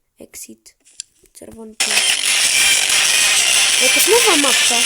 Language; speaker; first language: Polish; early bilingual, heritage; Polish